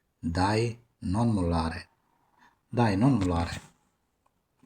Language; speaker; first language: Italian; non-native, fluent; Somali